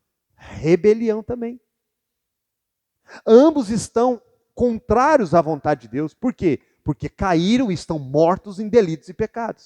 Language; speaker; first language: Portuguese; native; Portuguese